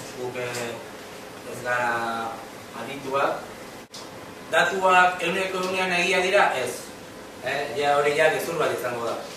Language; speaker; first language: Basque; native; Basque